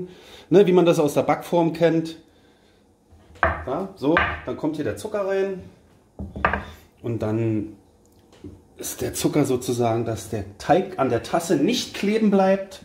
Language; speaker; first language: German; native; German